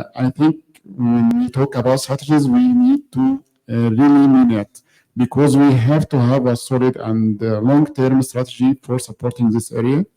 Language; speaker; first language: English; non-native, fluent; Arabic